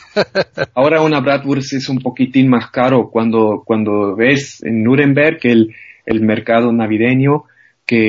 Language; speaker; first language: Spanish; non-native, fluent; German